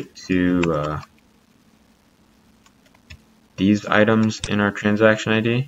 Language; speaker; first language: English; native; English